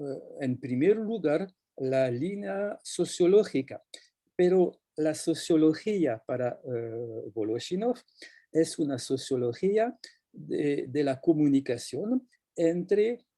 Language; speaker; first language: Spanish; non-native, fluent; French